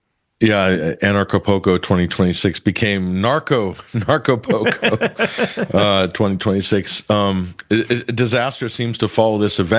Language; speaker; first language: English; native; English